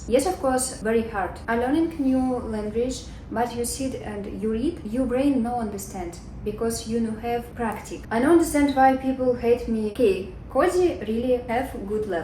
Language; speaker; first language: English; non-native, learner; Russian